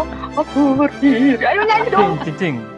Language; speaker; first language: Indonesian; native; Indonesian